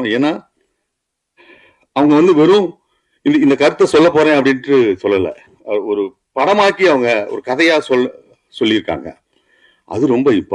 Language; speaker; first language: Tamil; native; Tamil